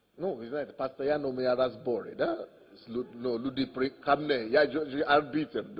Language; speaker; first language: Russian; non-native, fluent; Yoruba